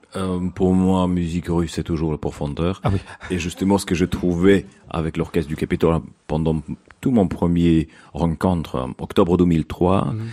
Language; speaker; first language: French; non-native, fluent; Russian